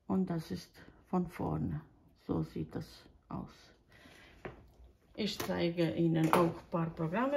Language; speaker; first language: German; non-native, fluent; Croatian